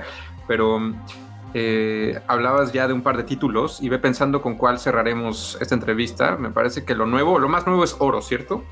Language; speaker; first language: Spanish; native; Spanish